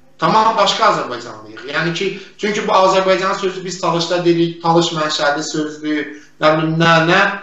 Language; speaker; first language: Azerbaijani; non-native, local second language; Talysh